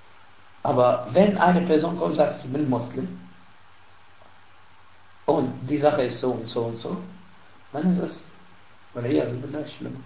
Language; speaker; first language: German; non-native, fluent; Arabic